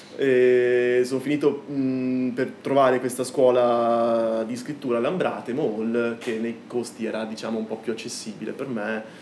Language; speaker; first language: Italian; native; Italian